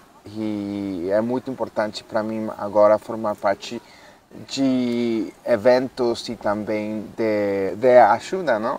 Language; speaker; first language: Portuguese; non-native, fluent; Spanish